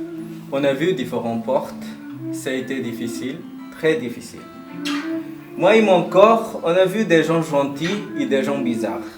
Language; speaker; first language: French; non-native, learner; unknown